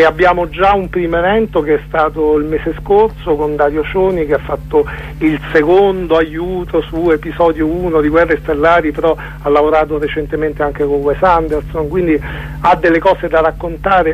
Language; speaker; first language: Italian; native; Italian